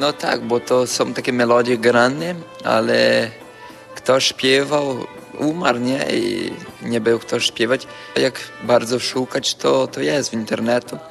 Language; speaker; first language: Polish; early bilingual, heritage; Polish